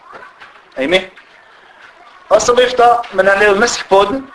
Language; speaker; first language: Danish; non-native, fluent; Arabic